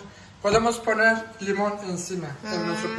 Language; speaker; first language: Spanish; non-native, fluent; Turkish